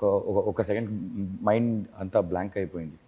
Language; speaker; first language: Telugu; non-native, learner; Tamil